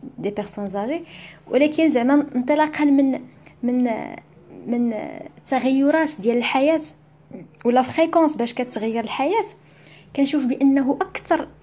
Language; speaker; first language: Arabic; native; Arabic